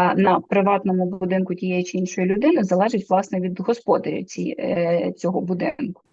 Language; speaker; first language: Ukrainian; native; Ukrainian